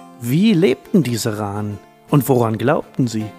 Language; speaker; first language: German; native; German